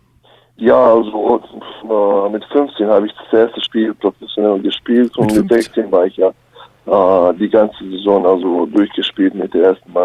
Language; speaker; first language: German; early bilingual, other home language; Bosnian